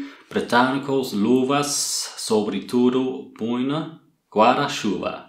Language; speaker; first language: Portuguese; non-native, learner; English